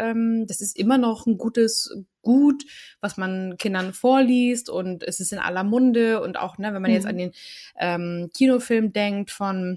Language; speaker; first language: German; native; German